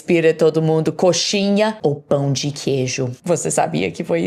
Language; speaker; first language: Portuguese; non-native, learner; English